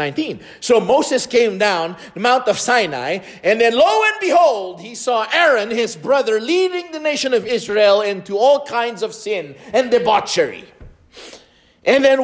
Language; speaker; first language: English; non-native, local second language; Filipino